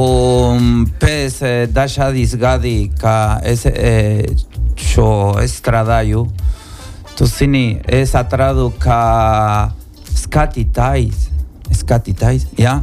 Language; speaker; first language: Latvian; non-native, learner; Spanish